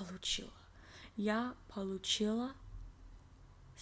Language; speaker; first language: Russian; non-native, learner; English